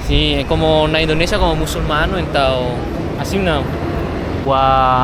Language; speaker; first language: Portuguese; non-native, learner; Indonesian